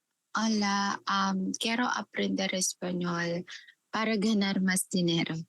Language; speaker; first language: Spanish; non-native, learner; Filipino